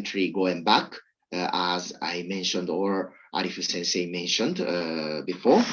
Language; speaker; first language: English; non-native, learner; Japanese